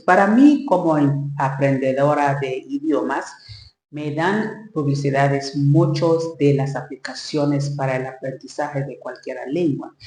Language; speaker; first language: Spanish; non-native, learner; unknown